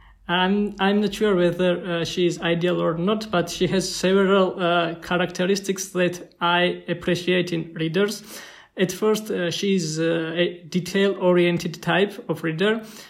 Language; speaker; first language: English; non-native, fluent; Georgian